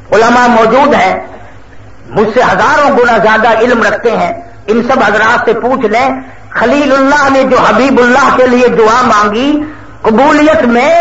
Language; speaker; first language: Urdu; non-native, local second language; Saraiki